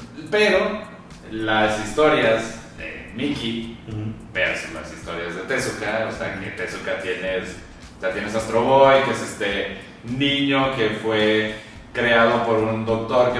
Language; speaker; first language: Spanish; native; Spanish